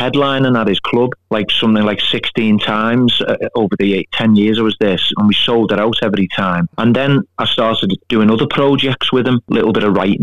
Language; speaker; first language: English; native; English